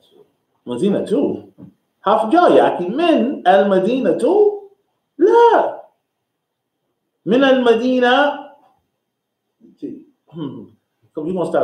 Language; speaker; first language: Arabic; non-native, fluent; English